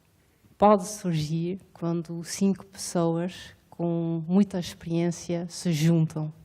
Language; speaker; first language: Portuguese; non-native, fluent; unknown